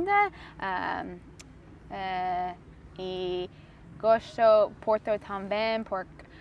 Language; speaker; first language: Portuguese; non-native, learner; English